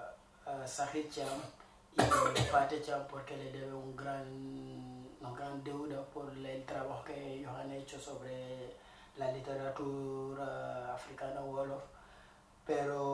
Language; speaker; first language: Spanish; non-native, fluent; Wolof